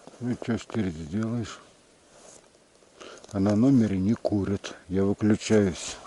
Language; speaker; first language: Russian; native; Russian